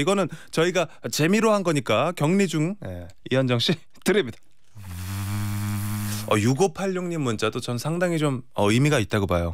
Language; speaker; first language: Korean; native; Korean